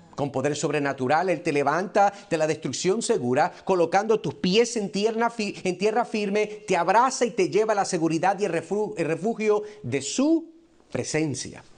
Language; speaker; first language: Spanish; early bilingual, heritage; Spanish